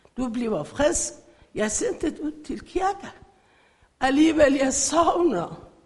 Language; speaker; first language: Danish; non-native, learner; Persian